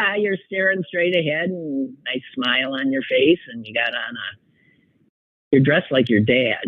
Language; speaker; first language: English; native; English